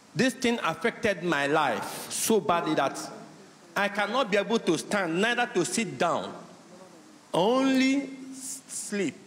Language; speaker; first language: English; non-native, local second language; Igbo